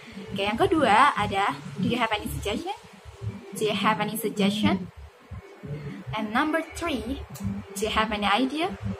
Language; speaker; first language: English; non-native, fluent; Indonesian